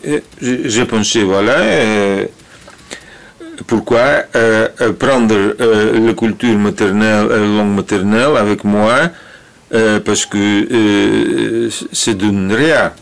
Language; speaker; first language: French; non-native, learner; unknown